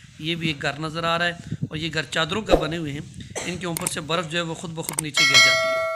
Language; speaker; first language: Urdu; non-native, local second language; Northern Hindko